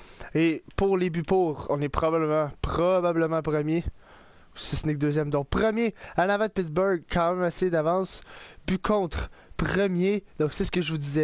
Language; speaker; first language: French; native; French